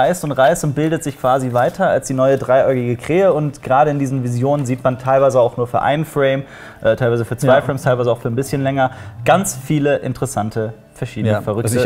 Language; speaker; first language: German; native; German